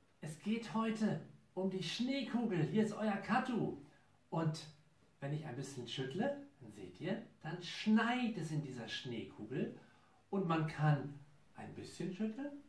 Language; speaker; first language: German; native; German